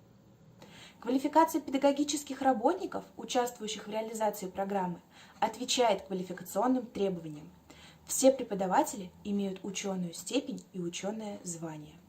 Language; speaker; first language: Russian; native; Russian